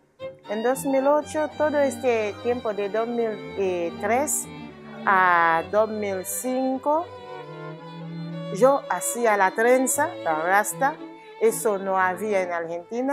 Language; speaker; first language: Spanish; non-native, learner; Haitian Creole